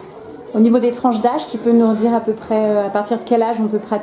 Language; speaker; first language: French; native; French